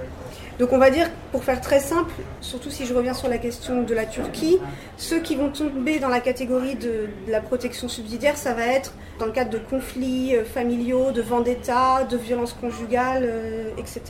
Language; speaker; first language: French; native; French